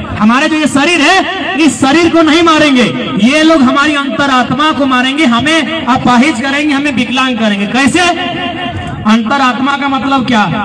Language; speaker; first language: Hindi; non-native, local second language; Magahi